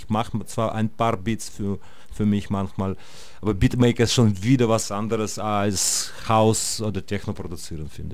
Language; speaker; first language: German; non-native, fluent; Russian